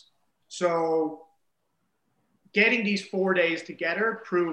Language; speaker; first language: English; native; English